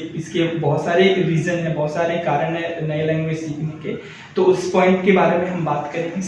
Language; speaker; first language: Hindi; native; Hindi